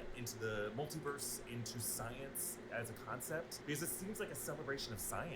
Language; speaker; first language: English; native; English